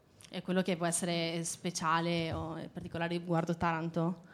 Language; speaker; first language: Italian; native; Italian